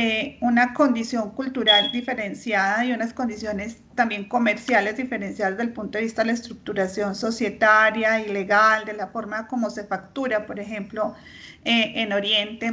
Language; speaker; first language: Spanish; native; Spanish